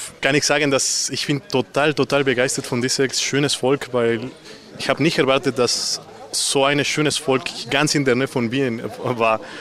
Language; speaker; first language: German; non-native, learner; Spanish